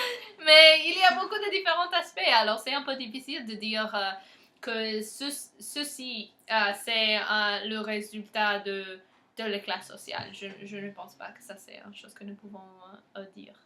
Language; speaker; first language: French; non-native, learner; English